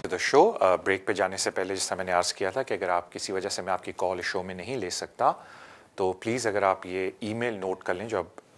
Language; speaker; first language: Urdu; native; Urdu